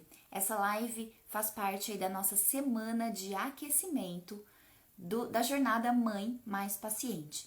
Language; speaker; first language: Portuguese; native; Portuguese